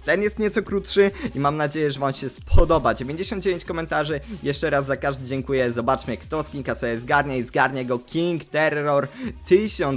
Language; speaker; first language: Polish; native; Polish